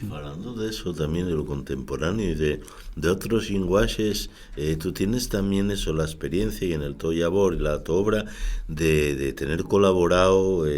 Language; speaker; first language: Spanish; native; Spanish